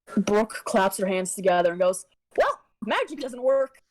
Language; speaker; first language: English; native; English